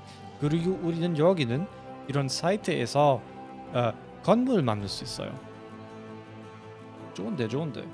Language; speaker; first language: Korean; non-native, fluent; German